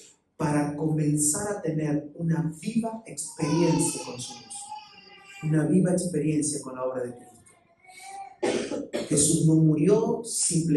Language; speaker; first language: Spanish; native; Spanish